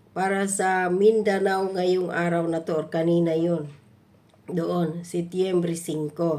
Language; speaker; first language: Filipino; non-native, local second language; Cebuano